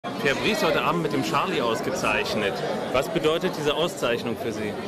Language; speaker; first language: German; native; German